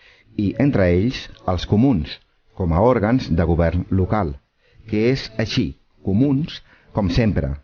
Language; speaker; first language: Catalan; native; Catalan